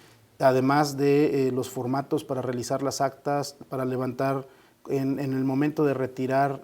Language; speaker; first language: Spanish; native; Spanish